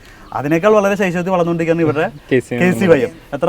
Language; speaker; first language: Malayalam; native; Malayalam